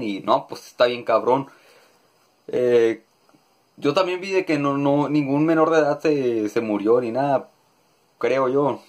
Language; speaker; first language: Spanish; native; Spanish